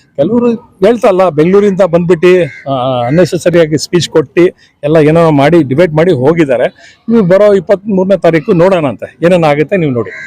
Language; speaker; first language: Kannada; non-native, local second language; Urdu